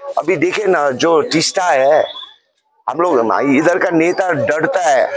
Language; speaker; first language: Hindi; non-native, local second language; Nepali